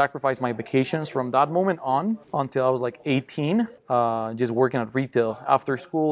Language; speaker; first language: English; non-native, fluent; Spanish